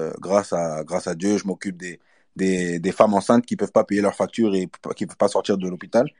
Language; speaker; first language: French; early bilingual, other home language; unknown